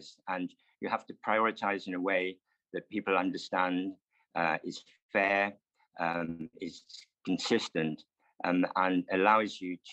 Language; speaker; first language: English; native; English